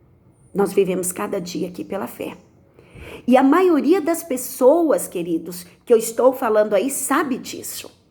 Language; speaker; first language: Portuguese; native; Portuguese